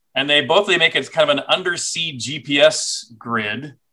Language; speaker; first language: English; native; English